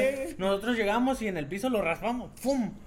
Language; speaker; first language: Spanish; native; Spanish